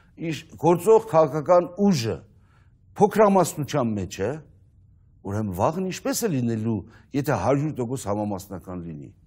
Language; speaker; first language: Armenian; native; Armenian